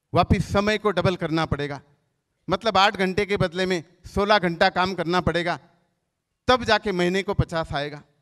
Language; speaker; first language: Hindi; non-native, local second language; Marathi